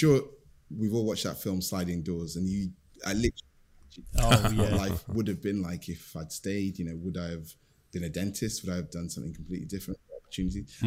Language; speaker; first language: English; native; English